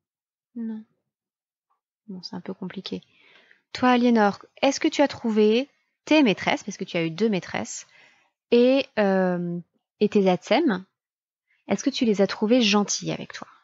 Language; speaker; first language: French; native; French